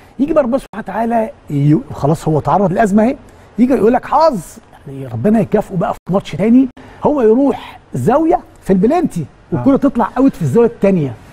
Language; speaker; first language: Egyptian Arabic; native; Egyptian Arabic